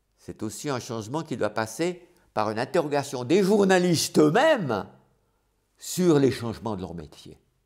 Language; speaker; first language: French; native; French